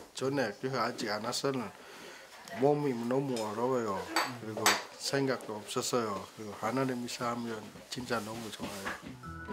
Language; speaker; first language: Korean; non-native, learner; Indonesian